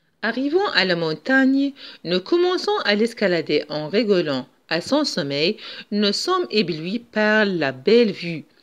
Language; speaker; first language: French; non-native, local second language; Arabic